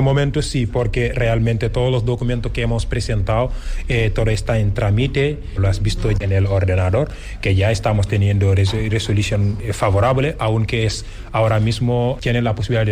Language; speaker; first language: Spanish; non-native, fluent; Wolof